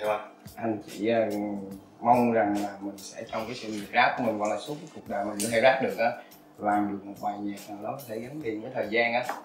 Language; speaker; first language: Vietnamese; native; Vietnamese